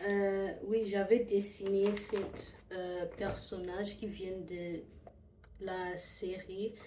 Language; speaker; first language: French; non-native, learner; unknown